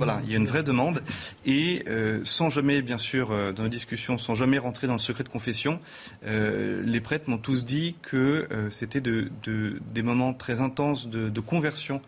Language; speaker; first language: French; native; French